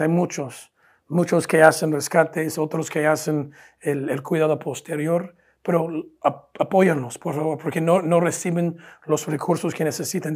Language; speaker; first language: Spanish; non-native, fluent; English